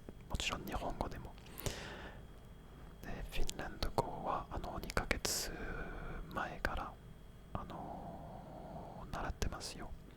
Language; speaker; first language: Japanese; non-native, fluent; French